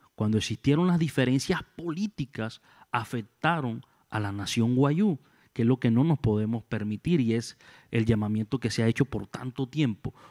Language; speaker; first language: Spanish; native; Spanish